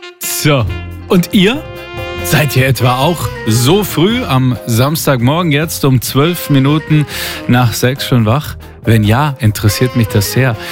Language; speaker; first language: German; native; German